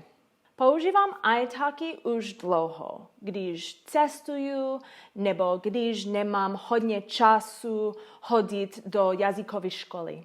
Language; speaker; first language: Czech; non-native, learner; English